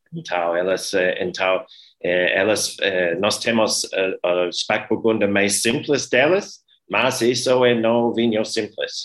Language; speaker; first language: Portuguese; non-native, learner; English